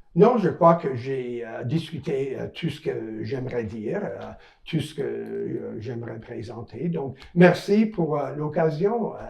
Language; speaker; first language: French; non-native, local second language; English